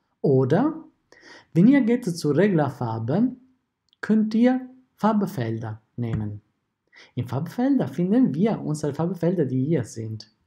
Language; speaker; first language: German; non-native, fluent; Italian